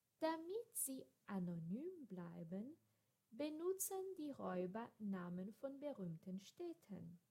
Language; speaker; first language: German; non-native, fluent; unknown